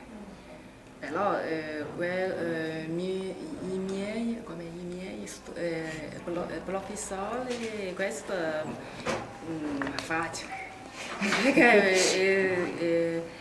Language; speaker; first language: Italian; non-native, learner; Chinese